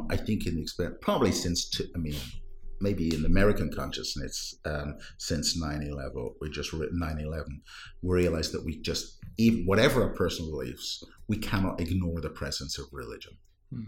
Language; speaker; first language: English; non-native, local second language; Welsh